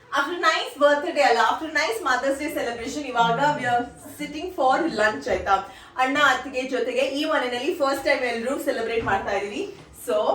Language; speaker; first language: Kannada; non-native, local second language; Tulu